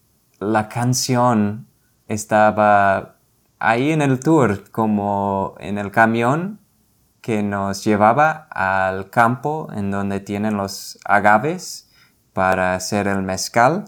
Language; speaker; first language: Spanish; non-native, fluent; English